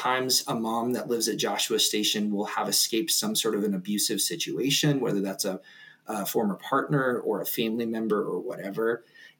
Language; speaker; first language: English; native; English